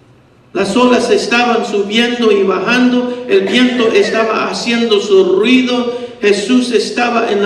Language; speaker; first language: Spanish; early bilingual, heritage; Spanish